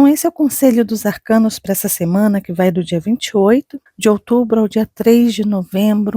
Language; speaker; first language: Portuguese; native; Portuguese